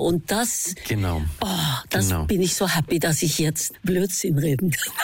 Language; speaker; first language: German; non-native, fluent; Norwegian